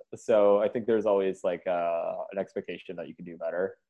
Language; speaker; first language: English; early bilingual, other home language; Indonesian